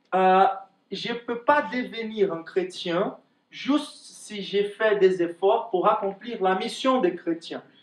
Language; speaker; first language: French; non-native, fluent; Portuguese